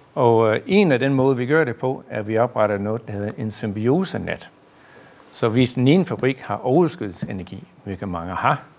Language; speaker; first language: Danish; non-native, fluent; English